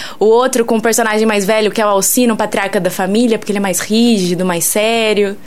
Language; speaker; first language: Portuguese; native; Portuguese